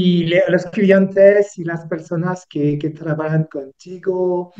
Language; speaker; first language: Spanish; non-native, learner; French